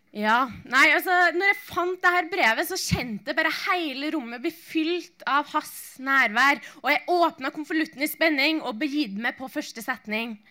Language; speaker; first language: Norwegian; native; Norwegian